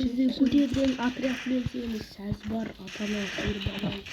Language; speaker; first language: Turkish; non-native, learner; Kazakh